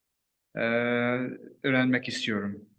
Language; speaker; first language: Turkish; non-native, learner; English